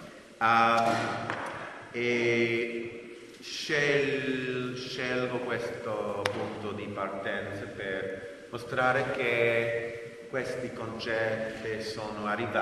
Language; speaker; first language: Italian; non-native, fluent; English